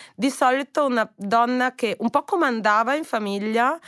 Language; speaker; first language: Italian; native; Italian